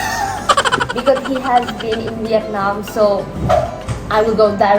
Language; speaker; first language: English; non-native, fluent; Vietnamese